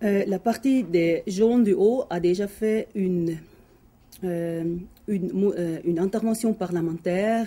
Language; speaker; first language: French; non-native, local second language; German